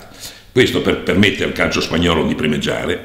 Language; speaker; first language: Italian; native; Italian